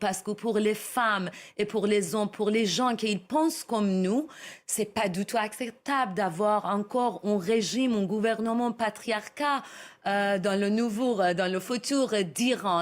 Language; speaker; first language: French; non-native, learner; Persian